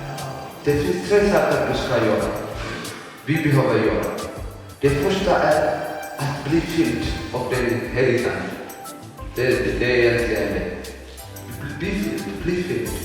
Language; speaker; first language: Swedish; non-native, fluent; Tigrinya